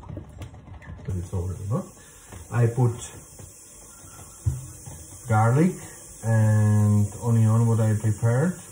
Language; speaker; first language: English; non-native, fluent; Czech